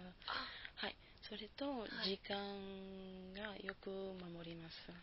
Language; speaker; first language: Japanese; non-native, learner; Spanish